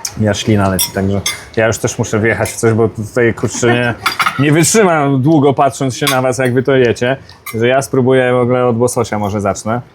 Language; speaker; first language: Polish; native; Polish